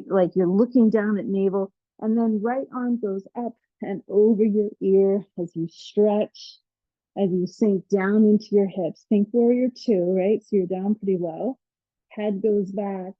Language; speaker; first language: English; native; English